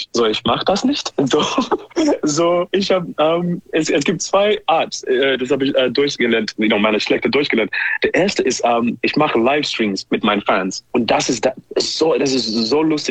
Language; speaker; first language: German; non-native, learner; English